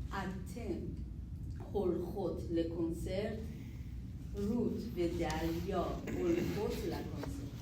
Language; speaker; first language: Hebrew; non-native, learner; English